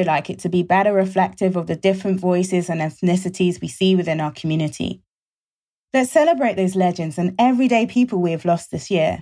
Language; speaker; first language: English; native; English